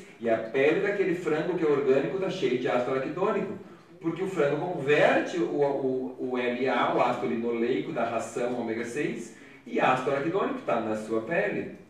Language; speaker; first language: Portuguese; native; Portuguese